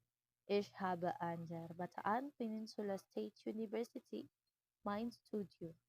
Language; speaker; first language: German; non-native, learner; Filipino